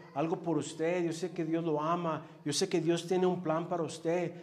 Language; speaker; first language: Spanish; early bilingual, heritage; Spanish